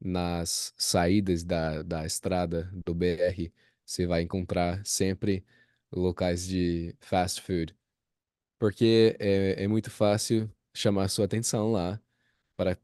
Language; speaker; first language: Portuguese; non-native, fluent; English